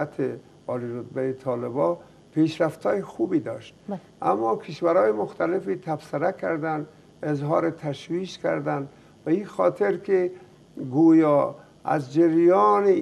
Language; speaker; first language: Persian; native; Persian